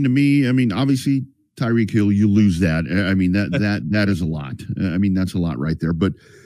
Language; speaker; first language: English; native; English